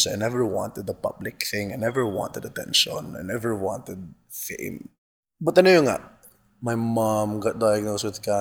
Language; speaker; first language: English; non-native, local second language; Cebuano